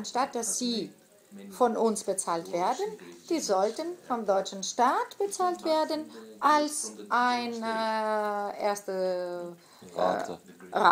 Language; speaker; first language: German; non-native, fluent; Greek